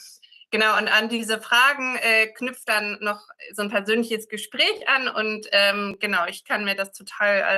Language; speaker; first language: German; native; German